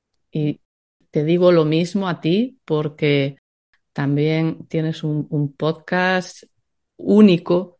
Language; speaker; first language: Spanish; native; Spanish